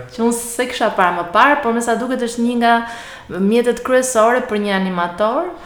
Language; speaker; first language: Albanian; native; Albanian